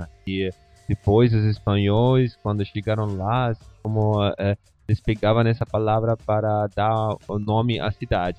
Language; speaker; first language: Portuguese; non-native, fluent; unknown